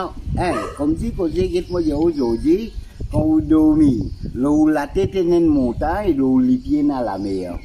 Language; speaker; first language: French; non-native, local second language; Morisyen